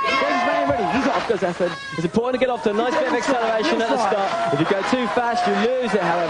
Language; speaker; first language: English; native; English